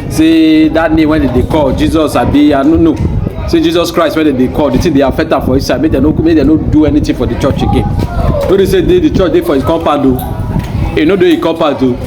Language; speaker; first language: Nigerian Pidgin; native; Nigerian Pidgin